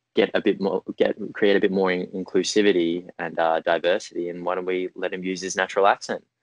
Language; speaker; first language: English; native; English